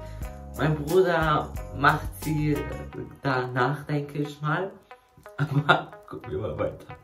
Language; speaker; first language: German; early bilingual, other home language; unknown